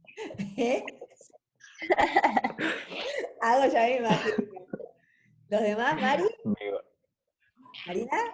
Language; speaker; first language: Spanish; native; Spanish